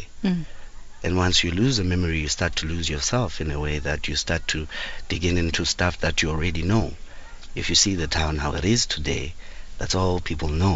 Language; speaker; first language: English; non-native, local second language; Xhosa